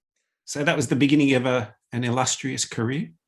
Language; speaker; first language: English; native; English